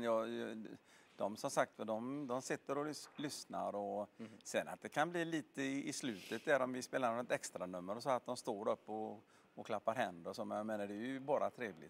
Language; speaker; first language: Swedish; native; Swedish